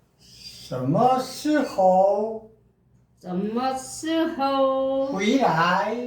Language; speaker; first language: Chinese; non-native, learner; Korean